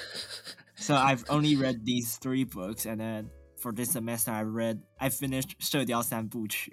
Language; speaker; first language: English; non-native, fluent; Chinese